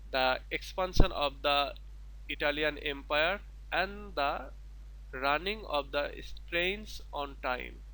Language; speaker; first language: English; non-native, local second language; Bangla